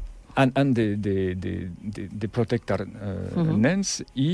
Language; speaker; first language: Catalan; non-native, learner; French